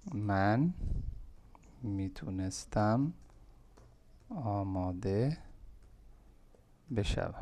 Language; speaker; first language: Persian; non-native, fluent; Urdu